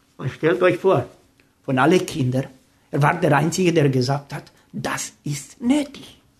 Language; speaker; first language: German; non-native, fluent; Romanian